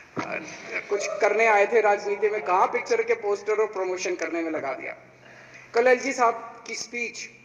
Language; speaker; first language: Hindi; native; Hindi